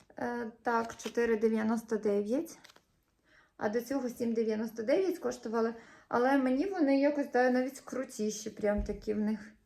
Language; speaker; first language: Ukrainian; native; Ukrainian